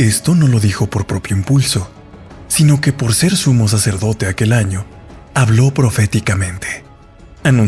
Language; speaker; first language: Spanish; native; Spanish